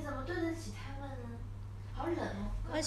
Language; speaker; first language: Chinese; native; Chinese